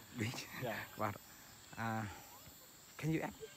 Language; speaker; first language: English; non-native, learner; Vietnamese